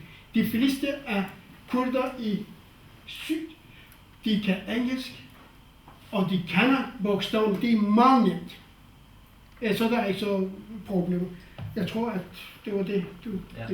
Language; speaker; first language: Danish; non-native, fluent; Kurdish